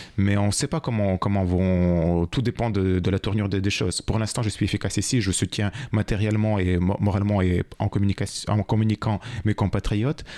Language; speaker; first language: French; non-native, fluent; Ukrainian